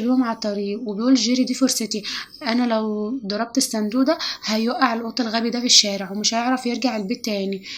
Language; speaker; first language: Arabic; native; Arabic